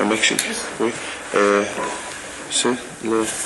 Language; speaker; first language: French; non-native, learner; English